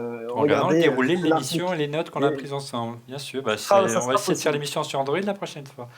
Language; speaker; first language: French; native; French